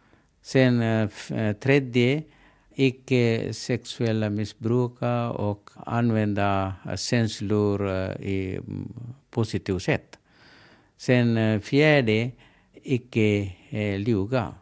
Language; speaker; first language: Swedish; non-native, learner; Sinhala